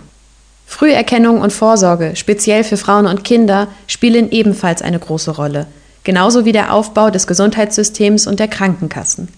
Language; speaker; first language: German; native; German